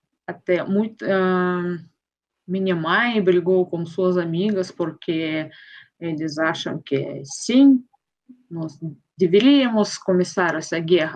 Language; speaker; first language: Portuguese; non-native, fluent; Russian